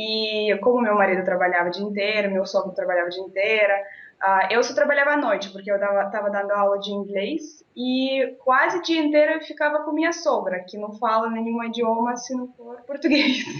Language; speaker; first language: Portuguese; non-native, fluent; Russian